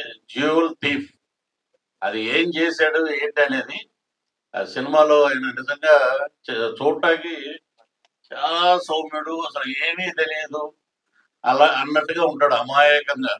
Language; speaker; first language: Telugu; native; Telugu